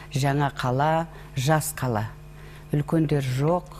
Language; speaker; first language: Russian; non-native, local second language; Kazakh